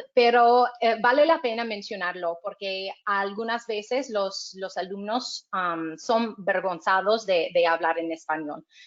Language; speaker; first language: Spanish; non-native, fluent; English